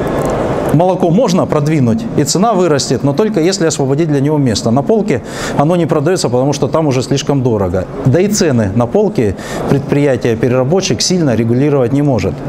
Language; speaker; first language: Russian; native; Russian